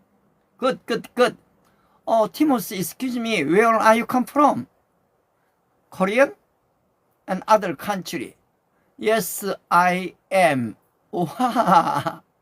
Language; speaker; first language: English; non-native, learner; Korean